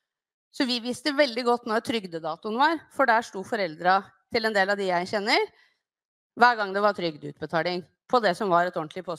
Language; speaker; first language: Norwegian; native; Norwegian